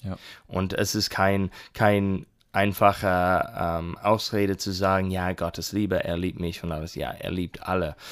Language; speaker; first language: German; non-native, learner; English